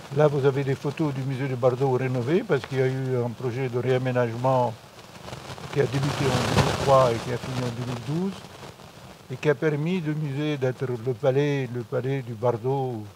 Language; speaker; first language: French; non-native, local second language; Arabic